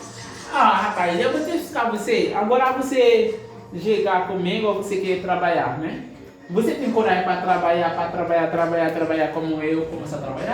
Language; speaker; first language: Portuguese; non-native, learner; Haitian Creole